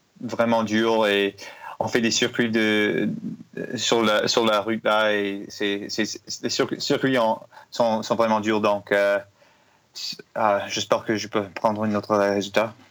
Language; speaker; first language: French; non-native, learner; English